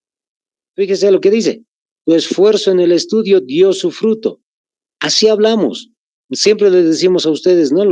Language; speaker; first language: Spanish; native; Spanish